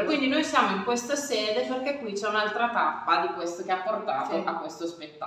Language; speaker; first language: Italian; native; Italian